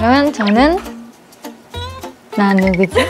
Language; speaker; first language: Korean; non-native, fluent; Japanese